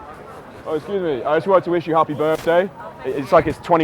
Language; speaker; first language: English; native; English